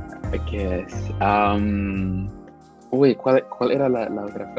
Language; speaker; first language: Spanish; non-native, fluent; English